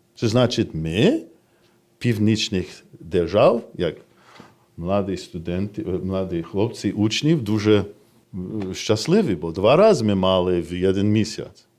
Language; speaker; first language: Ukrainian; non-native, fluent; English